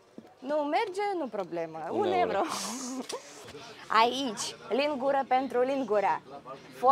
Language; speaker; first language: Romanian; non-native, learner; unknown